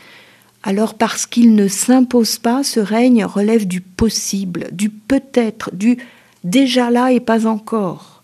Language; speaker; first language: French; native; French